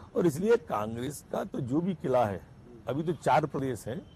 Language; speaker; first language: Hindi; native; Hindi